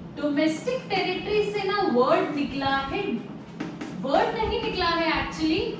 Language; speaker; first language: Hindi; native; Hindi